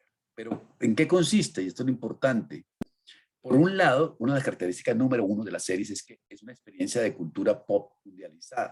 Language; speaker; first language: Spanish; native; Spanish